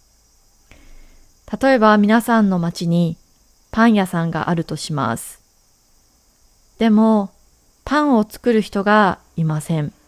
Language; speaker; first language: Japanese; native; Japanese